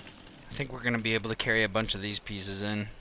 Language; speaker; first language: English; native; English